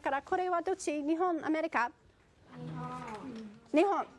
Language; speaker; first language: Japanese; non-native, fluent; English